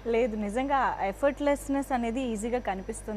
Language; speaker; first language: Telugu; native; Telugu